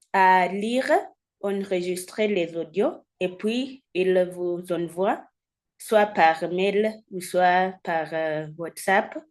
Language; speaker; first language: French; non-native, fluent; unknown